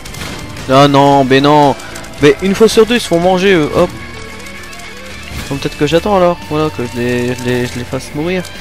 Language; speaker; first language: French; native; French